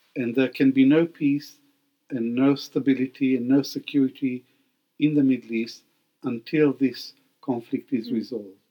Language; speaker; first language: English; non-native, fluent; Hebrew